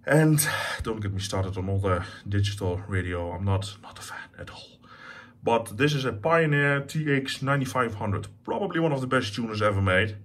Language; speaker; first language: English; non-native, fluent; Dutch